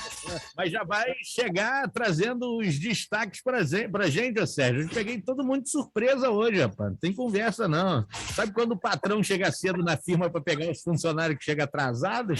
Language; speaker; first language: Portuguese; native; Portuguese